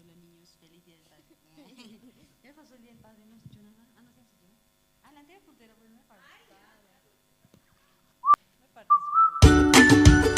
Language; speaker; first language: Spanish; native; Spanish